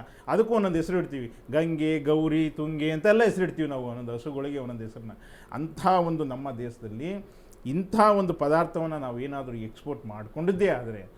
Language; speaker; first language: Kannada; native; Kannada